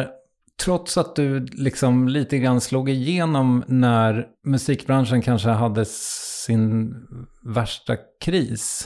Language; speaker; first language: Swedish; native; Swedish